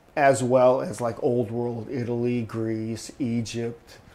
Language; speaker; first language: English; native; English